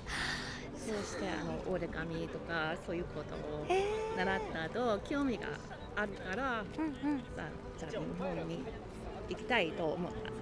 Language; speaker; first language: Japanese; non-native, learner; English